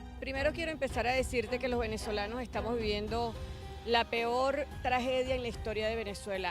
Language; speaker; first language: Spanish; native; Spanish